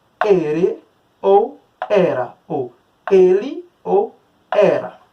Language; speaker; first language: Portuguese; non-native, learner; Haitian Creole